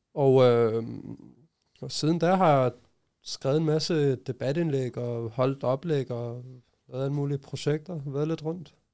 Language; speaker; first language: Danish; early bilingual, other home language; Arabic